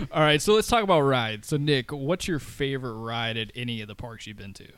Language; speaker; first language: English; native; English